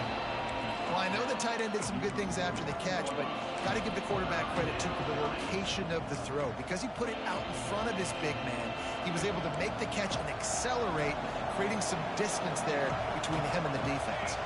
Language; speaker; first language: English; native; English